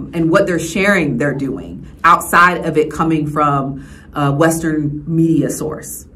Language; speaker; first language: English; native; English